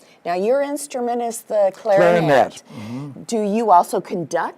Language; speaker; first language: English; native; English